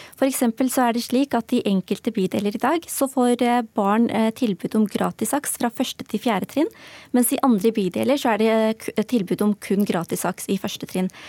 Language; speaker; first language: Norwegian; early bilingual, other home language; Urdu